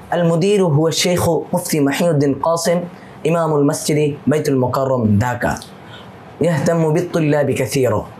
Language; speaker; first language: Arabic; non-native, learner; Bangla